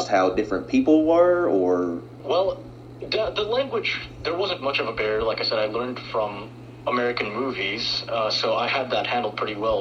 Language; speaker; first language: English; early bilingual, other home language; Filipino